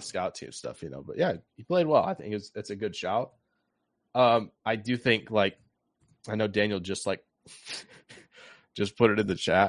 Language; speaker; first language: English; native; English